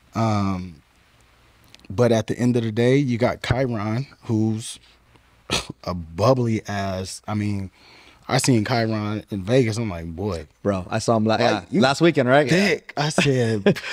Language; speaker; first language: English; native; English